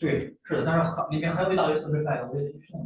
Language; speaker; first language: Chinese; native; Chinese